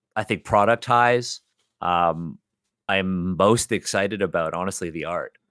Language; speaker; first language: English; native; English